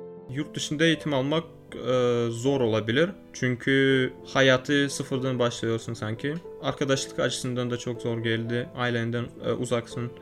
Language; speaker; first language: Turkish; non-native, fluent; Turkmen